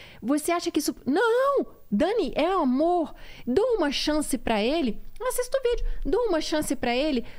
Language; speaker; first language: Portuguese; native; Portuguese